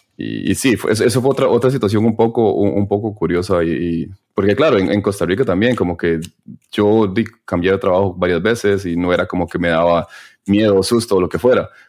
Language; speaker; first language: Spanish; native; Spanish